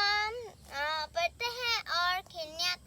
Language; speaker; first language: Hindi; non-native, local second language; Assamese